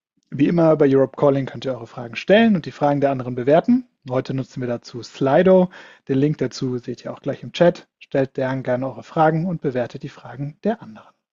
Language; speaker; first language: German; native; German